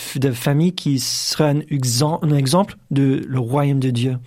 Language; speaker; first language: French; non-native, fluent; English